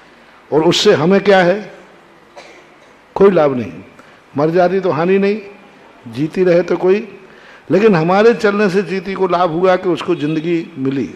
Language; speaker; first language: Hindi; native; Hindi